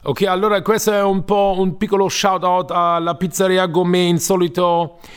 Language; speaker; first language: Italian; non-native, learner; German